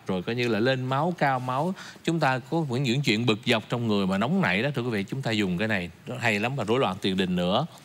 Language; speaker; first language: Vietnamese; native; Vietnamese